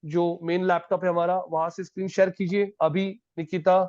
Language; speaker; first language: Hindi; non-native, local second language; Marathi